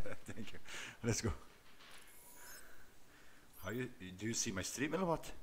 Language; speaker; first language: English; non-native, learner; Bosnian